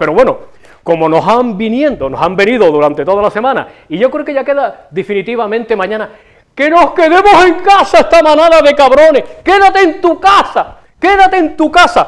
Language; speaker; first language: Spanish; native; Spanish